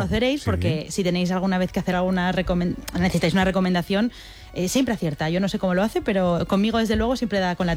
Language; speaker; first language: Spanish; native; Spanish